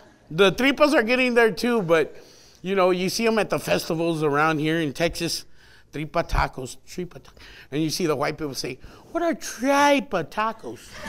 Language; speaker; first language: English; early bilingual, other home language; Spanish